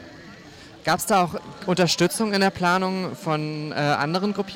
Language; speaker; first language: German; native; German